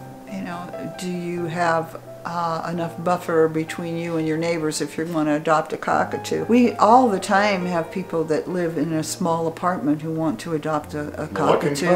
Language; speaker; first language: English; native; English